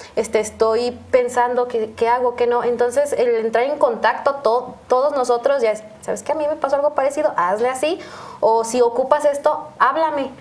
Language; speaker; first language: Spanish; native; Spanish